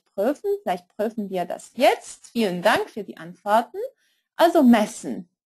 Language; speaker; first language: German; non-native, fluent; Polish